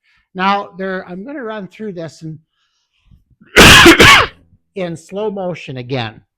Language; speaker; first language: English; native; English